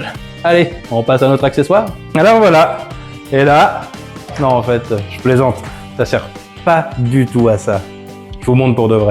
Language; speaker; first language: French; native; French